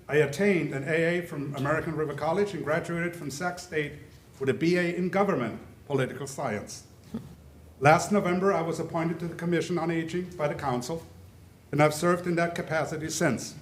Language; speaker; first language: English; early bilingual, other home language; German